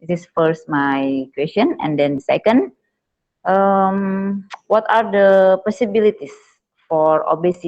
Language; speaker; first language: English; non-native, learner; Indonesian